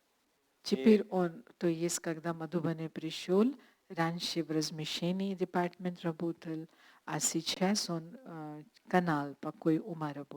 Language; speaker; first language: Russian; non-native, learner; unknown